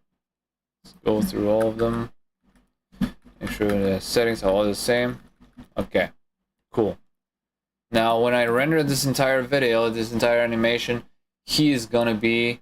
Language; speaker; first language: English; non-native, fluent; German